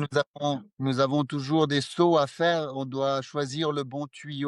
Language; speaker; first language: French; non-native, fluent; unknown